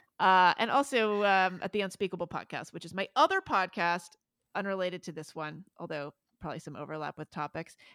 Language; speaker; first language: English; native; English